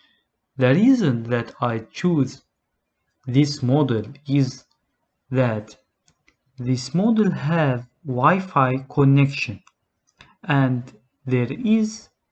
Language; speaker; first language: English; non-native, learner; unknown